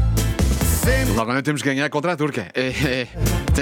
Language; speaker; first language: Portuguese; early bilingual, heritage; Portuguese